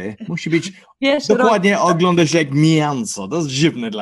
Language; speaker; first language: Polish; non-native, learner; English